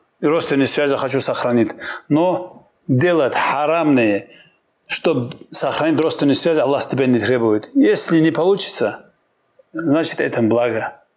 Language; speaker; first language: Russian; non-native, local second language; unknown